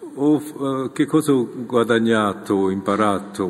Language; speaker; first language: Italian; non-native, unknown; Korean